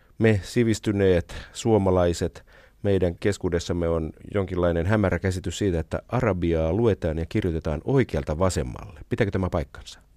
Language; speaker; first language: Finnish; native; Finnish